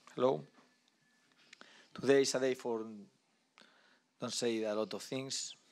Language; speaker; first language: English; non-native, learner; Spanish